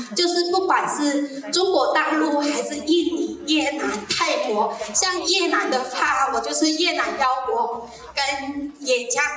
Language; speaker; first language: Chinese; non-native, local second language; Hakka Chinese